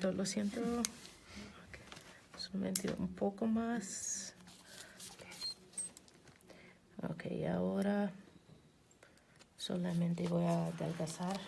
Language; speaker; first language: Spanish; non-native, learner; English